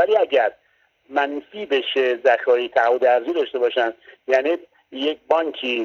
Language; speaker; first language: Persian; native; Persian